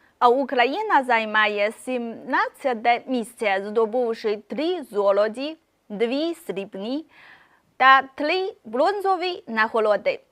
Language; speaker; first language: Ukrainian; non-native, fluent; Chinese